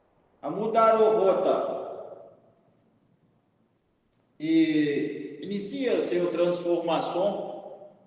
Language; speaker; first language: Portuguese; non-native, fluent; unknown